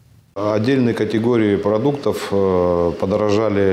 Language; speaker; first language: Russian; native; Russian